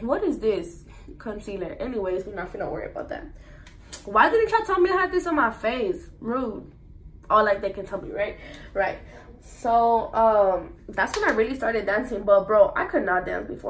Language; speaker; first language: English; early bilingual, other home language; Spanish